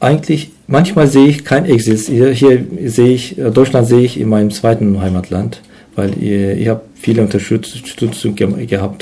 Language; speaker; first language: German; non-native, learner; Turkish